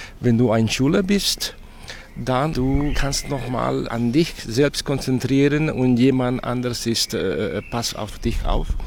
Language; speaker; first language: German; non-native, fluent; Spanish